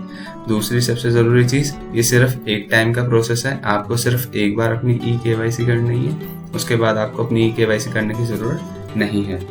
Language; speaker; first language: Hindi; native; Hindi